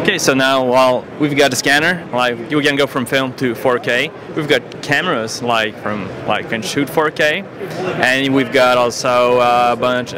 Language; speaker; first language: English; non-native, fluent; French